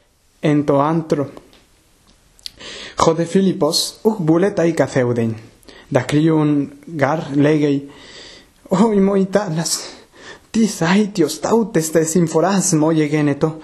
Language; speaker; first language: Greek; non-native, fluent; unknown